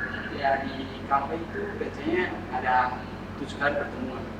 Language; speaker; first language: Indonesian; non-native, fluent; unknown